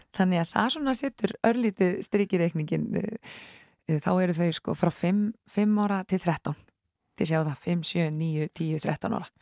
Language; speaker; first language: Icelandic; native; Icelandic